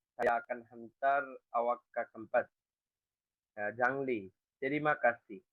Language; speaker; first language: Indonesian; non-native, learner; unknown